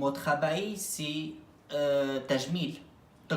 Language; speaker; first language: French; non-native, learner; Arabic